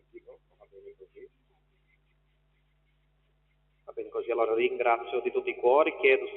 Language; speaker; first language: Italian; non-native, fluent; Portuguese